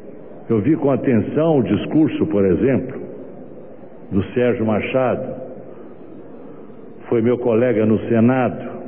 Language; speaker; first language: Portuguese; native; Portuguese